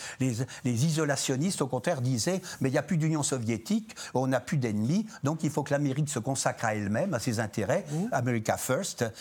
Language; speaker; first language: French; native; French